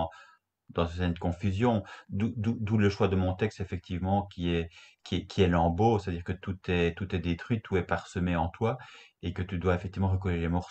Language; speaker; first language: French; native; French